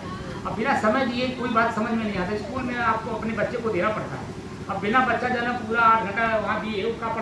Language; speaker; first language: Hindi; native; Hindi